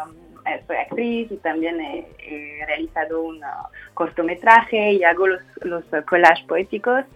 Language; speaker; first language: Spanish; non-native, fluent; French